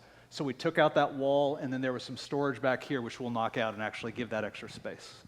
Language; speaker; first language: English; native; English